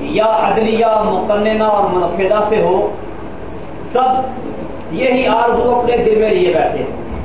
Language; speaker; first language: Urdu; non-native, local second language; Punjabi